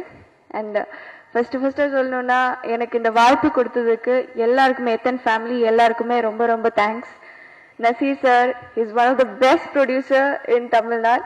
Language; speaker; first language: Tamil; non-native, fluent; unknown